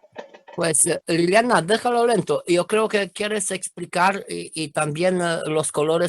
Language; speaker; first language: Spanish; non-native, fluent; Romanian